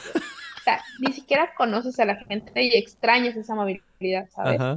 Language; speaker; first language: Spanish; native; Spanish